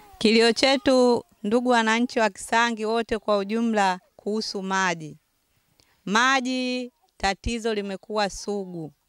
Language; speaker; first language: Swahili; native; Swahili